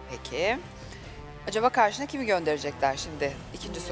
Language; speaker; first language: Turkish; native; Turkish